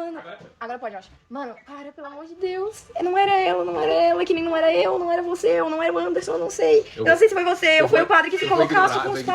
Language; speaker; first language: Portuguese; native; Portuguese